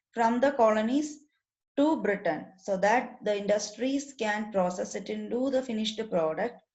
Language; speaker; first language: English; non-native, local second language; Malayalam